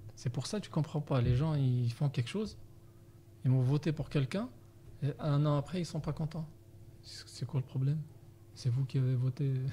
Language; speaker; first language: French; non-native, fluent; Arabic